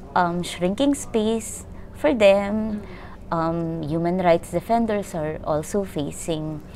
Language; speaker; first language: English; non-native, local second language; Filipino